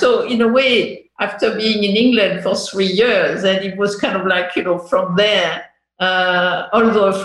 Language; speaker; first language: English; non-native, fluent; French